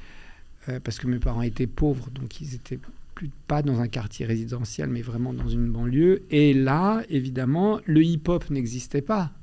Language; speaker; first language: French; early bilingual, other home language; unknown